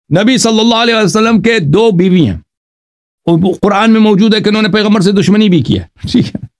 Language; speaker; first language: Urdu; non-native, fluent; Persian